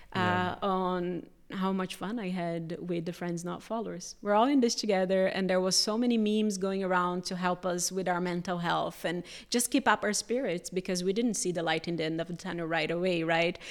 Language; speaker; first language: English; non-native, fluent; Portuguese